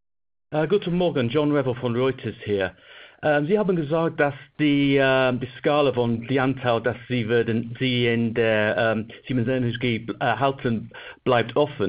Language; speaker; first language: German; non-native, fluent; English